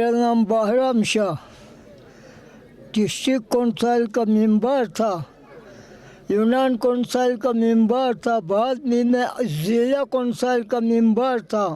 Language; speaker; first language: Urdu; non-native, local second language; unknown